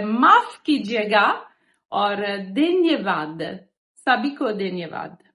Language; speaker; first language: Hindi; non-native, learner; Italian